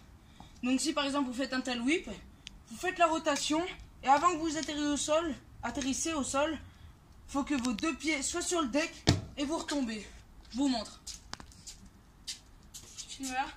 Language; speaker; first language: French; native; French